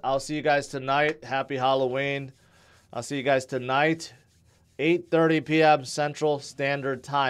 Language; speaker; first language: English; native; English